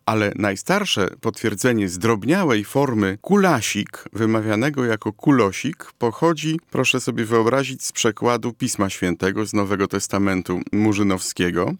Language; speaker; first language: Polish; native; Polish